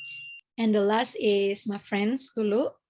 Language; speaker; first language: English; non-native, learner; Indonesian